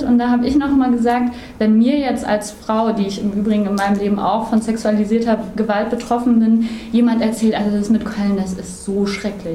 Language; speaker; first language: German; native; German